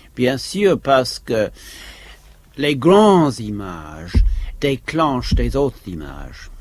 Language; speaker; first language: French; non-native, fluent; English